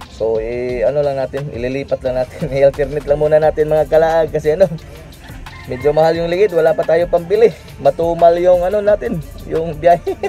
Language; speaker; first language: Filipino; non-native, local second language; Cebuano